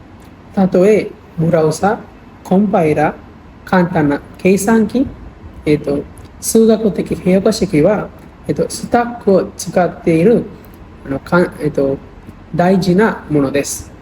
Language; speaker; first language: Japanese; non-native, learner; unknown